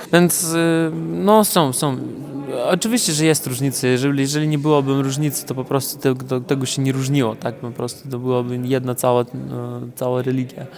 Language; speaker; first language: Polish; non-native, fluent; Russian